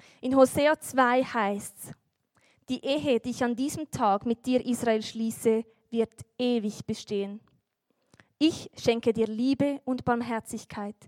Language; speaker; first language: German; native; German